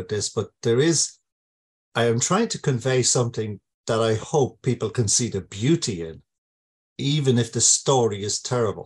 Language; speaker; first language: English; native; English